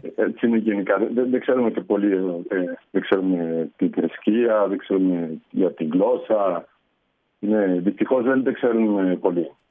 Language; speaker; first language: Greek; non-native, fluent; Spanish